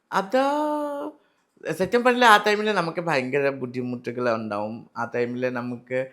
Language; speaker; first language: Malayalam; non-native, learner; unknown